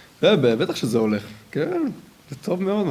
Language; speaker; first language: Hebrew; native; Hebrew